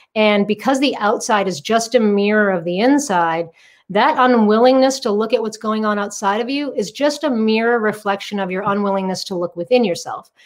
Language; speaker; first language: English; native; English